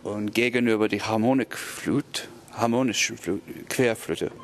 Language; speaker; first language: German; non-native, learner; English